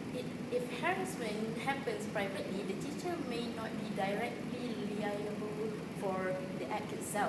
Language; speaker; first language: English; non-native, local second language; Malay